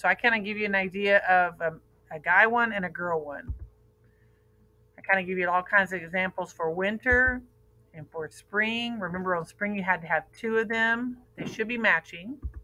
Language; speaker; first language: English; native; English